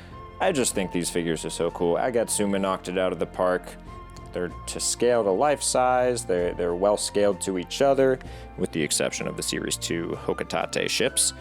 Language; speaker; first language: English; native; English